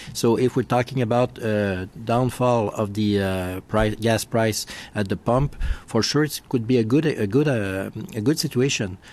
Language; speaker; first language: English; non-native, fluent; French